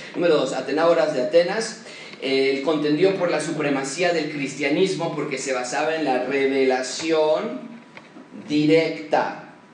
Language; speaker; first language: Spanish; native; Spanish